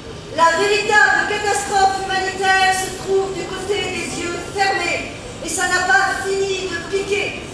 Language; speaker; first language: French; native; French